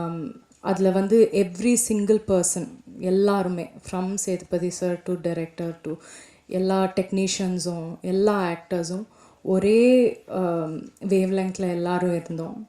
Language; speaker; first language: Tamil; non-native, local second language; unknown